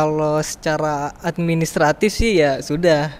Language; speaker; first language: Indonesian; native; Indonesian